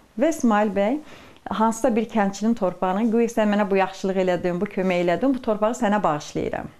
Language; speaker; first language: Azerbaijani; native; Azerbaijani